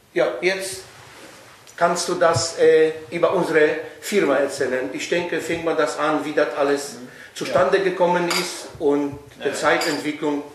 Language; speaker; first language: German; non-native, fluent; Polish